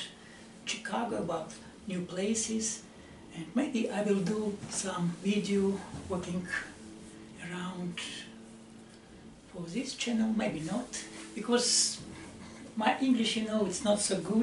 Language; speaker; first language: English; non-native, learner; Russian